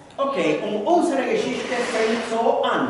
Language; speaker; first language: German; non-native, learner; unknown